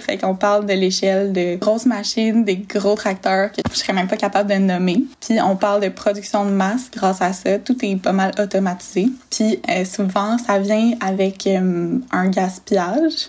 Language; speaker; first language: French; native; French